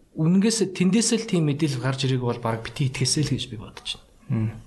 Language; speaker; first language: Mongolian; early bilingual, other home language; Russian